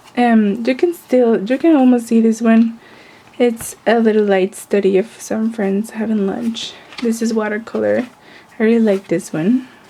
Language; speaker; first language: English; non-native, fluent; Spanish